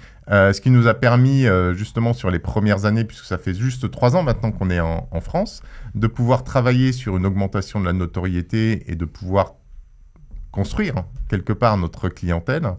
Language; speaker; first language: French; native; French